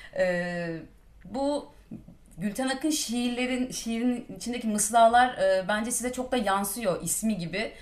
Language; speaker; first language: Turkish; native; Turkish